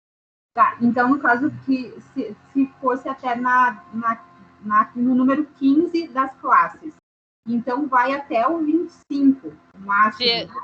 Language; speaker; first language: Portuguese; native; Portuguese